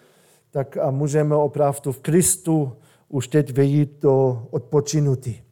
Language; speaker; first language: Czech; non-native, fluent; German